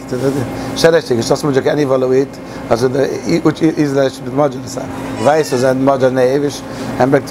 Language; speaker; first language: Hungarian; early bilingual, heritage; Hungarian